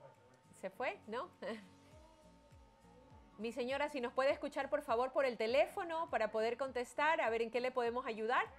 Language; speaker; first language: Spanish; native; Spanish